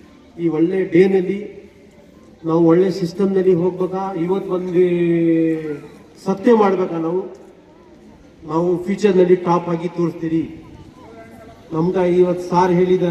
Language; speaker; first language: Kannada; non-native, local second language; Urdu